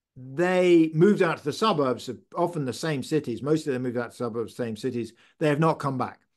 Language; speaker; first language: English; native; English